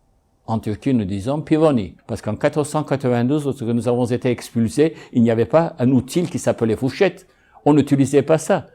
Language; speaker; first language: French; non-native, fluent; Ladino